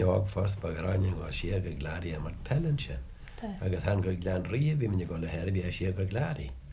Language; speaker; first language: Irish; native; Irish